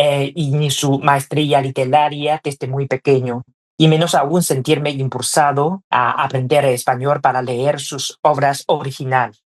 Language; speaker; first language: Spanish; non-native, fluent; Chinese